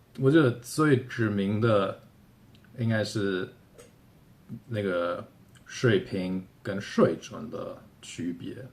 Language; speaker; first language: Chinese; non-native, fluent; German